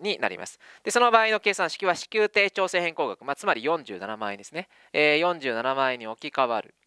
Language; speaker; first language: Japanese; native; Japanese